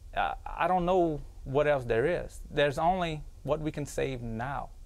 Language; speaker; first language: English; native; English